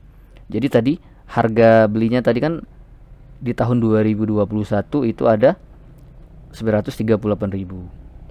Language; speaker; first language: Indonesian; native; Indonesian